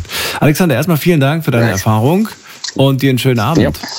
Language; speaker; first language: German; native; German